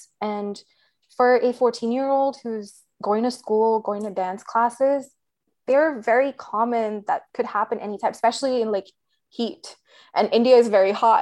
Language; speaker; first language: English; non-native, local second language; Hindi